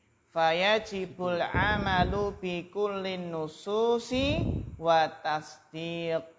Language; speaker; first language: Arabic; non-native, fluent; Indonesian